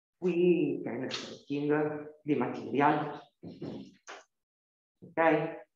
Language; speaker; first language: English; non-native, learner; Italian